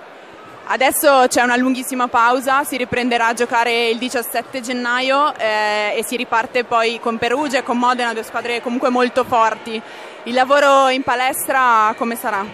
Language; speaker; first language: Italian; native; Italian